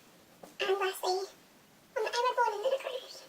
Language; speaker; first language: English; native; English